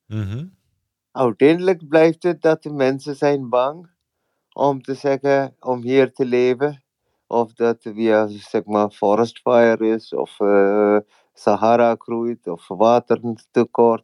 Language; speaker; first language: Dutch; non-native, fluent; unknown